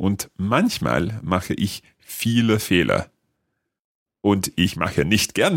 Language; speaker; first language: German; non-native, learner; English